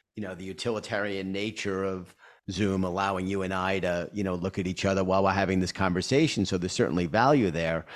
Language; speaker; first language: English; native; English